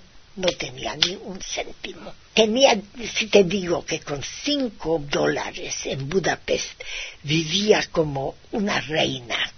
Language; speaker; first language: Spanish; non-native, fluent; Hungarian